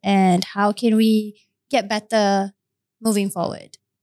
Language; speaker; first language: English; non-native, local second language; Malay